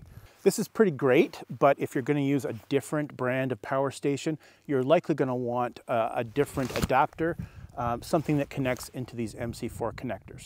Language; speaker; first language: English; native; English